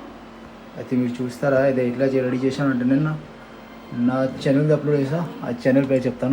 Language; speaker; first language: Telugu; non-native, learner; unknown